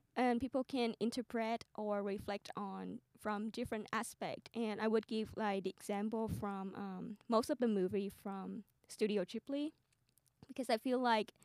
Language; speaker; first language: English; non-native, fluent; Vietnamese